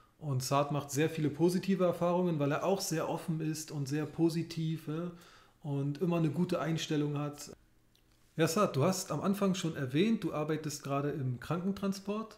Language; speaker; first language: German; native; German